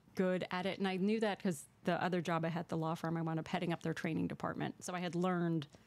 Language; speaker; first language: English; native; English